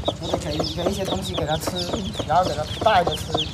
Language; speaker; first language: Chinese; native; Chinese